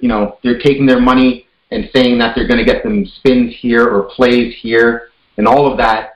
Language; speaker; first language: English; native; English